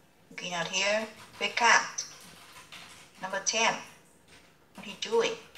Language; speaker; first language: English; non-native, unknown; Vietnamese